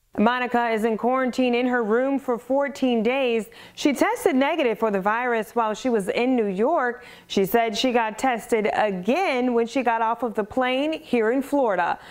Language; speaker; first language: English; native; English